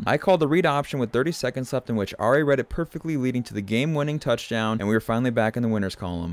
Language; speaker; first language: English; native; English